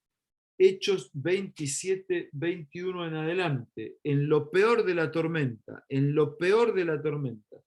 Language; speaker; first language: Spanish; native; Spanish